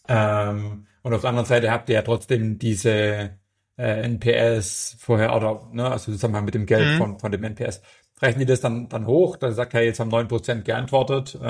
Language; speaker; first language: German; native; German